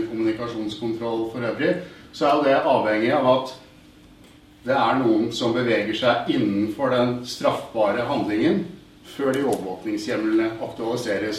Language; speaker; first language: Norwegian; native; Norwegian